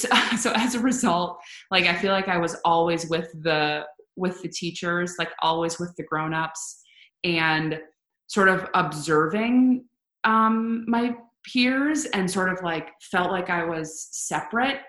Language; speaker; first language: English; native; English